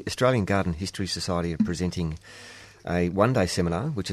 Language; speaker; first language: English; native; English